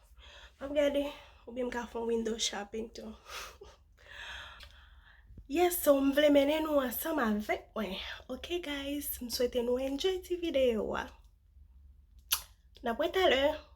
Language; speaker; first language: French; non-native, local second language; Haitian Creole